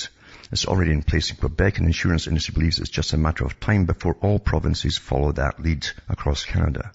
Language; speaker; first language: English; native; English